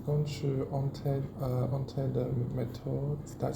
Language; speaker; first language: French; non-native, learner; Chinese